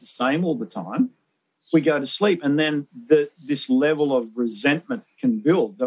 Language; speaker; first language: English; native; English